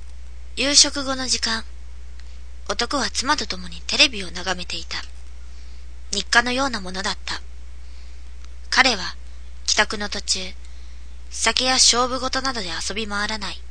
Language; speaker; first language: Japanese; native; Japanese